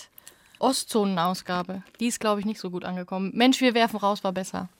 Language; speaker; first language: German; native; German